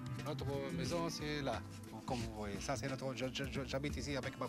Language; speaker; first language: French; non-native, local second language; Arabic